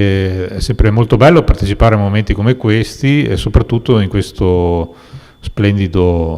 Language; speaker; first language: Italian; native; Italian